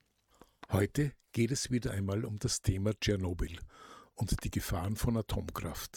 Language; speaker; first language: German; native; German